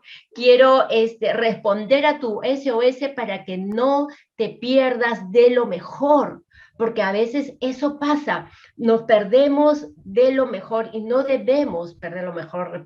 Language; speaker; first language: Spanish; native; Spanish